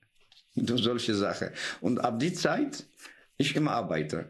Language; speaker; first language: German; non-native, learner; Polish